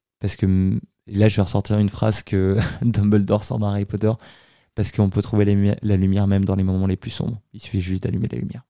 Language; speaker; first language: French; early bilingual, other home language; Arabic